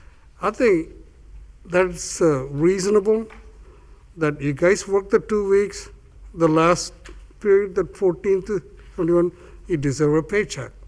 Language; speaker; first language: English; non-native, fluent; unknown